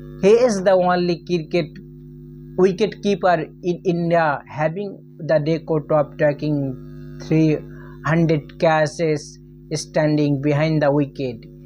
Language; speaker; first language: English; non-native, local second language; Bangla